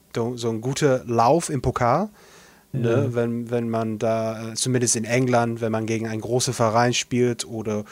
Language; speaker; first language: German; non-native, fluent; English